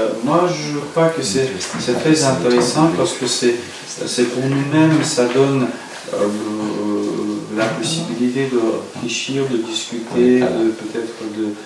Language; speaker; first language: French; non-native, fluent; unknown